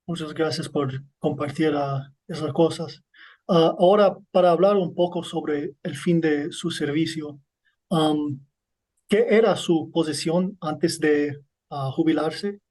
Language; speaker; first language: Spanish; non-native, learner; English